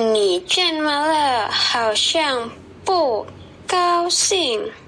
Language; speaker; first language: Chinese; non-native, learner; Indonesian